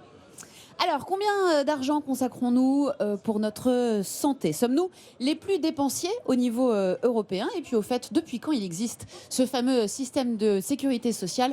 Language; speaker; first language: French; native; French